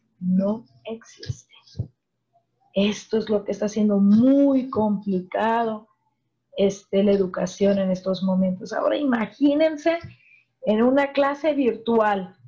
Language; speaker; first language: Spanish; native; Spanish